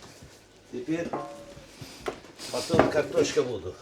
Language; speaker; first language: Russian; non-native, fluent; Uzbek